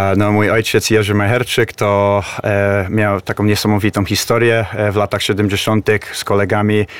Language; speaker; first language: Polish; early bilingual, heritage; Polish